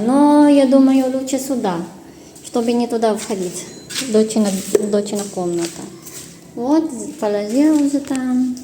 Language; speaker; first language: Russian; non-native, learner; Filipino